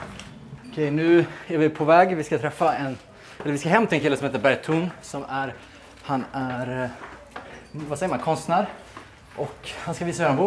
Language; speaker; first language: Swedish; native; Swedish